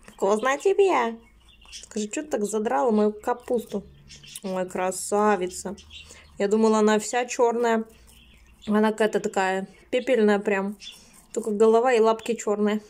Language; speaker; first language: Russian; native; Russian